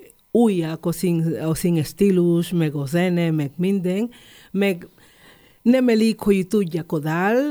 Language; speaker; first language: Hungarian; non-native, learner; Spanish